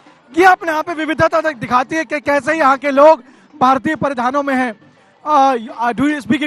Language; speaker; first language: Hindi; native; Hindi